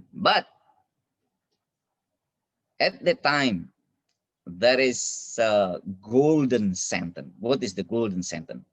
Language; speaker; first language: English; non-native, fluent; Indonesian